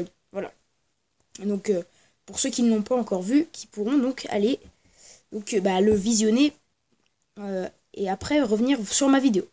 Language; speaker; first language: French; native; French